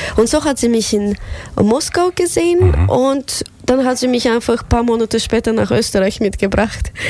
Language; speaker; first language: German; non-native, fluent; Russian